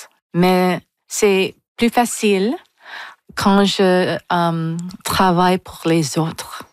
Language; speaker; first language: French; non-native, local second language; English